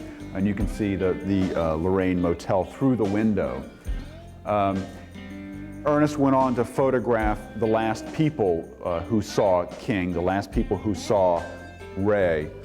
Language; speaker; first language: English; native; English